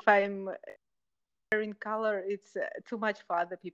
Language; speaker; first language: English; non-native, fluent; Kazakh